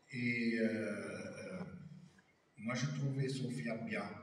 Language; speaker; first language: French; non-native, fluent; German